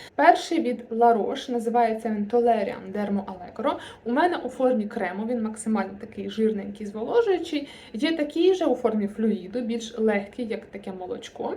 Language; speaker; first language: Ukrainian; non-native, local second language; Russian